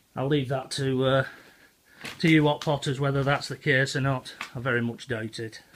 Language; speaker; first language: English; native; English